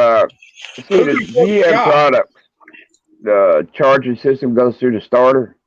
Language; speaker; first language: English; native; English